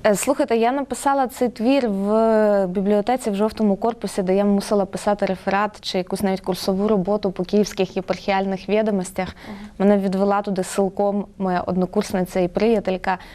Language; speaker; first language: Ukrainian; native; Ukrainian